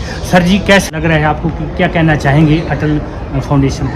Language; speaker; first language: Hindi; native; Hindi